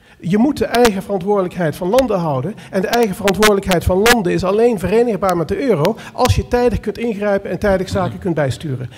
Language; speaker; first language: Dutch; native; Dutch